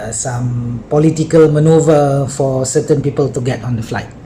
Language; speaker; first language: English; non-native, local second language; Malay